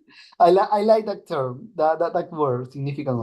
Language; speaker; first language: English; non-native, learner; Spanish